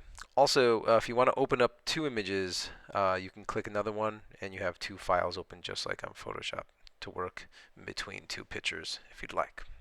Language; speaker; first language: English; native; English